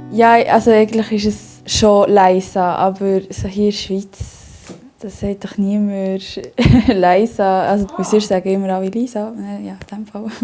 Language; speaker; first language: German; early bilingual, other home language; Spanish